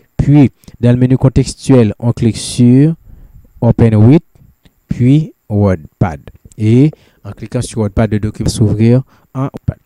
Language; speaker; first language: French; non-native, local second language; Haitian Creole